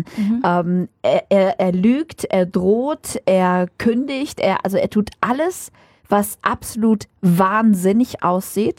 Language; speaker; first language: German; native; German